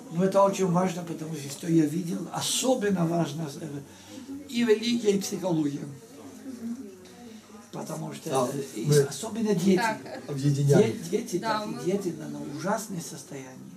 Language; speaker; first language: Russian; non-native, fluent; Italian